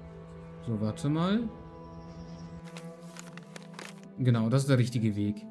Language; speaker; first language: German; native; German